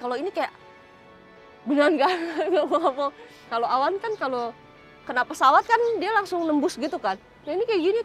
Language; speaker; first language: Indonesian; native; Indonesian